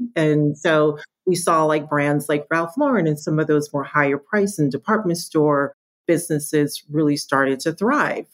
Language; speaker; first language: English; native; English